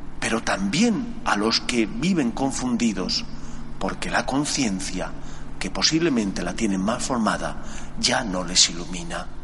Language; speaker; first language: Spanish; native; Spanish